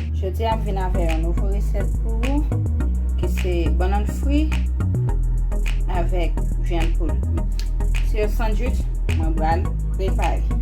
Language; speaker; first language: French; non-native, local second language; Haitian Creole